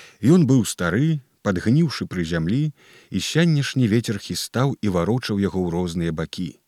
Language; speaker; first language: Belarusian; native; Belarusian